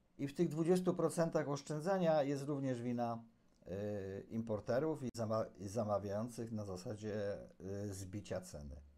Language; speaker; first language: Polish; native; Polish